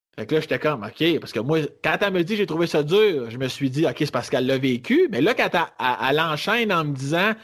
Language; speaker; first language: French; native; French